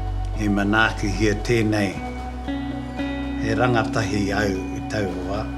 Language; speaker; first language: Māori; native; Māori